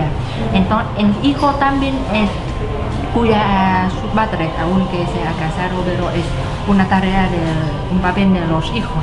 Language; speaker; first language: Spanish; non-native, learner; Vietnamese